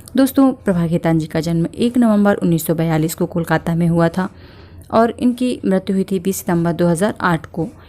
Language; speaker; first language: Hindi; native; Hindi